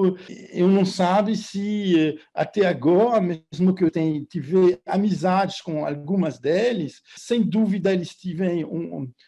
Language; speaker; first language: Portuguese; non-native, fluent; French